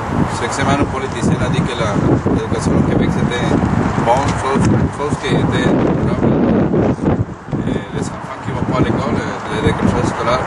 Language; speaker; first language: French; non-native, learner; Spanish